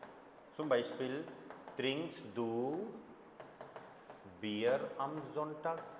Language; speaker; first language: German; non-native, fluent; Hindi